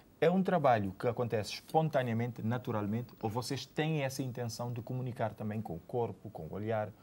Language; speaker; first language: Portuguese; non-native, local second language; Kabuverdianu